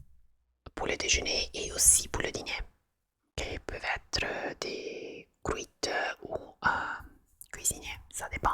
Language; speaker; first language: French; non-native, fluent; Italian